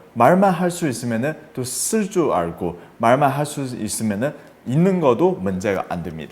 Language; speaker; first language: Korean; non-native, fluent; Chinese